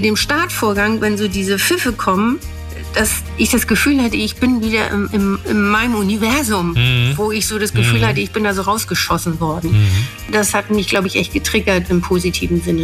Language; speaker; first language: German; native; German